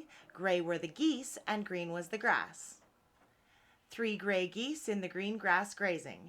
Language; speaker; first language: English; native; English